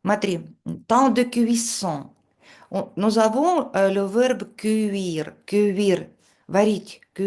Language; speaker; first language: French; non-native, fluent; Russian